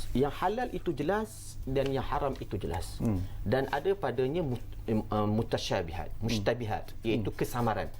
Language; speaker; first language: Malay; native; Malay